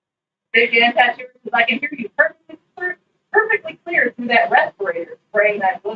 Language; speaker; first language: English; native; English